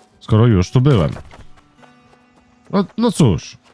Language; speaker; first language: Polish; native; Polish